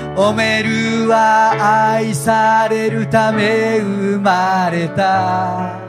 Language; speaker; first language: Japanese; non-native, fluent; Hebrew